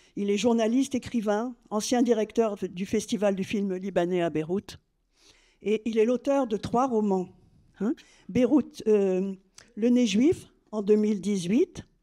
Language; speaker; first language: French; native; French